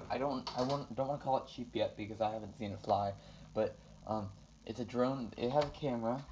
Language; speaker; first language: English; native; English